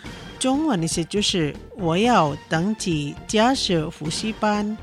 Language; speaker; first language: Chinese; non-native, fluent; Indonesian